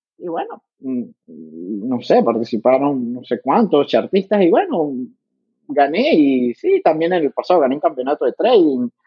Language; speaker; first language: Spanish; native; Spanish